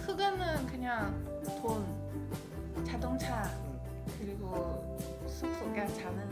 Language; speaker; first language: Korean; non-native, fluent; Chinese